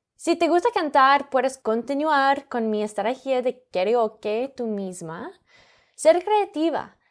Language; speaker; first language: Spanish; non-native, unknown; English